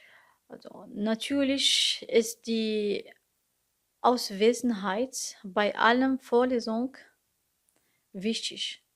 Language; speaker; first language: German; non-native, learner; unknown